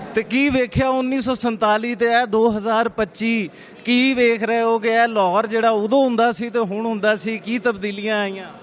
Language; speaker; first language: Punjabi; native; Punjabi